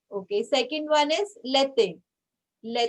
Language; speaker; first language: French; non-native, fluent; Hindi